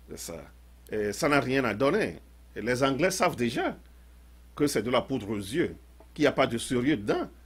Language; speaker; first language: French; non-native, local second language; Ewe